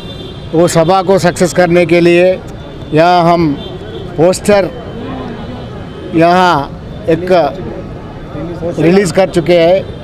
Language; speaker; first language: Hindi; non-native, local second language; Telugu